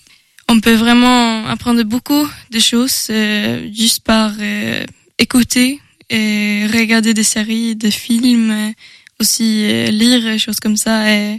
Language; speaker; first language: French; non-native, learner; Swedish